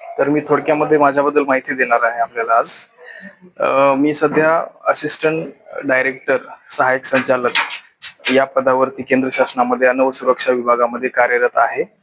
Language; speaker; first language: Marathi; native; Marathi